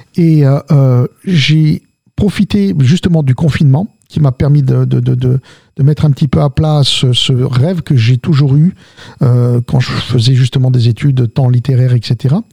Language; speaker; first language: French; early bilingual, other home language; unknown